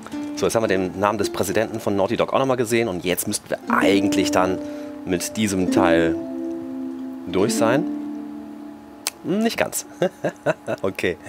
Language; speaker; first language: German; native; German